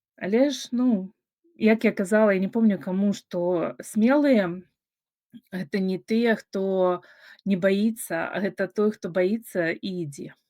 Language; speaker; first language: Belarusian; non-native, local second language; Russian